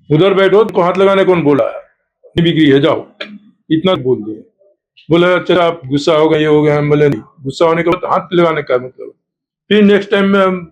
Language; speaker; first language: Hindi; native; Hindi